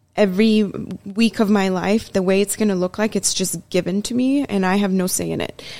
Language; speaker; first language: English; early bilingual, other home language; Persian